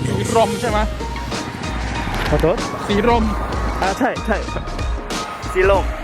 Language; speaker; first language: Thai; non-native, learner; Korean